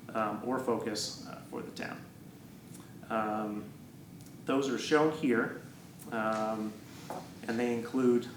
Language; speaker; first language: English; native; English